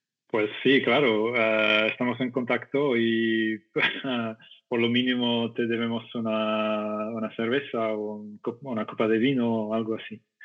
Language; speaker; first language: Spanish; non-native, fluent; English